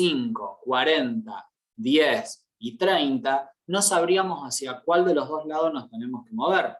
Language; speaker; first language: Spanish; native; Spanish